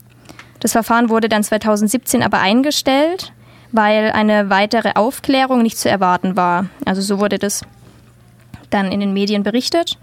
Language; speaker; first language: German; native; German